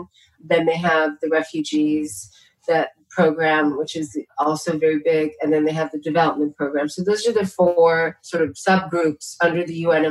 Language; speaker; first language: English; early bilingual, other home language; Tamil